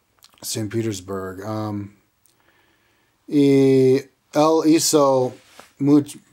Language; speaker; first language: Spanish; non-native, learner; English